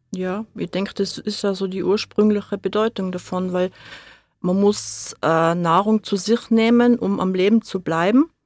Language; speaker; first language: German; native; German